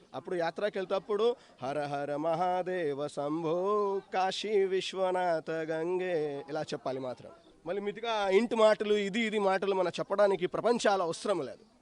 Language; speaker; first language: Telugu; non-native, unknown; Hindi